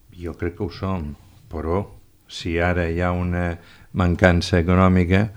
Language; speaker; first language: Catalan; native; Catalan